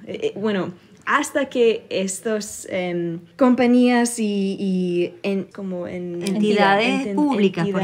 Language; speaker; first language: Spanish; early bilingual, heritage; Spanish